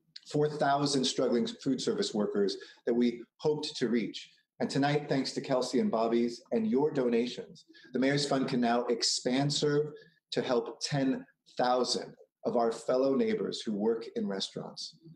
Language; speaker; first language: English; native; English